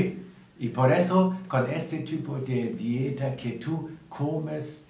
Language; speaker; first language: Spanish; non-native, learner; German